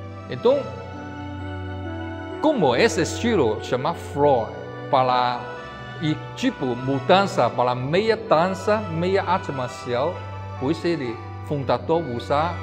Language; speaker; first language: Portuguese; non-native, learner; Chinese